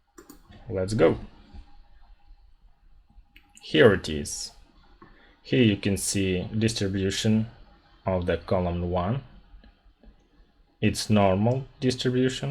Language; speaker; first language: English; non-native, fluent; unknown